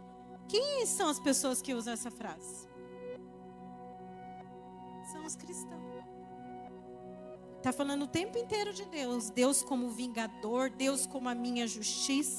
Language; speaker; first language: Portuguese; native; Portuguese